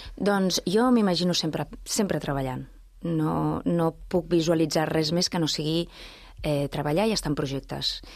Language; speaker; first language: Catalan; non-native, local second language; Spanish